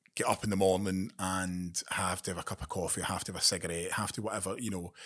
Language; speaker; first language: English; native; English